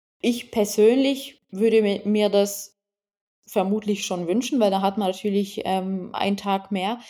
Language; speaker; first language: German; non-native, fluent; Lithuanian